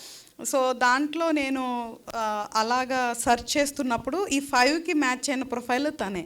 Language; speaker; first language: Telugu; native; Telugu